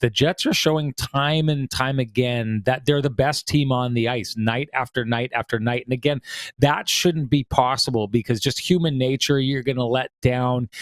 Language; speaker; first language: English; native; English